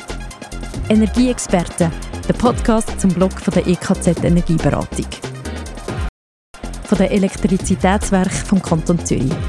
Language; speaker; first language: German; native; German